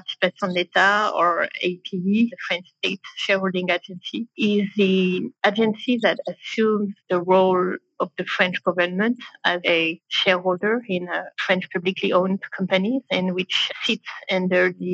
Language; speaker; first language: English; non-native, fluent; French